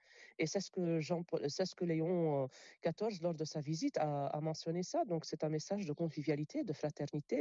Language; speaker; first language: French; non-native, local second language; Arabic